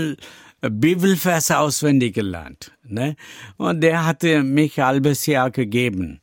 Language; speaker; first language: German; non-native, learner; Tamil